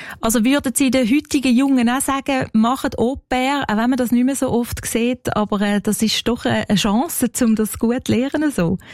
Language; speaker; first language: German; native; German